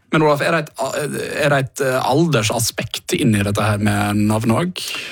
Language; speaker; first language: Norwegian; native; Norwegian